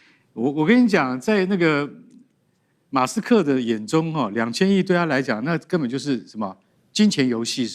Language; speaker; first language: Chinese; native; Chinese